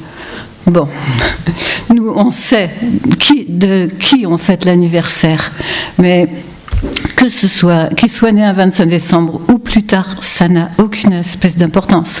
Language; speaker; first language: French; native; French